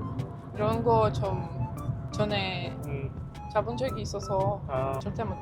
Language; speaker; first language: Korean; non-native, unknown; Ukrainian